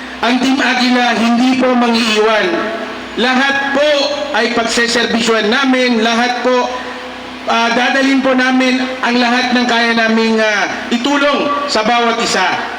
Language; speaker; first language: Filipino; non-native, local second language; Maguindanaon